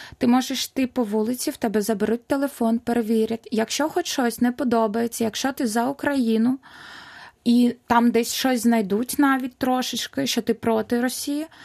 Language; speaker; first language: Ukrainian; non-native, local second language; Russian